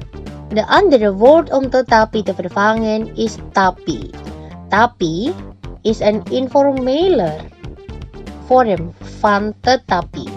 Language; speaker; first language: Dutch; non-native, fluent; Indonesian